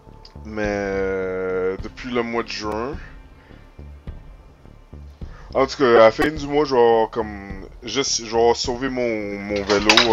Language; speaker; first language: French; native; French